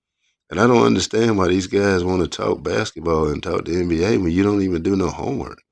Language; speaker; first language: English; native; English